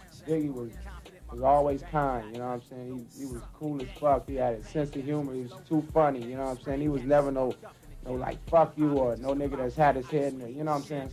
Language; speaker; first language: English; native; English